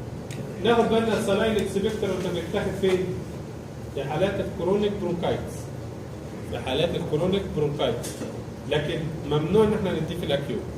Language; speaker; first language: Arabic; native; Arabic